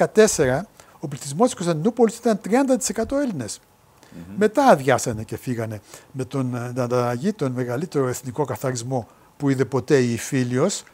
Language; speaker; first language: Greek; native; Greek